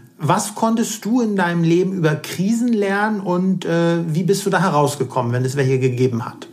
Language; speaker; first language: German; native; German